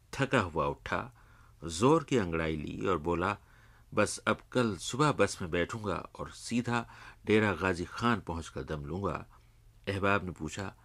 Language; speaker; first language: Urdu; native; Urdu